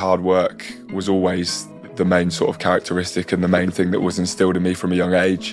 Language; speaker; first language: English; native; English